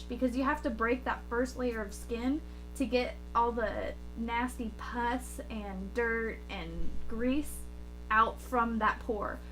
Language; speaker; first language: English; native; English